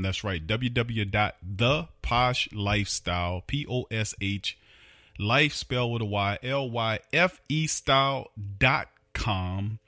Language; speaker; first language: English; native; English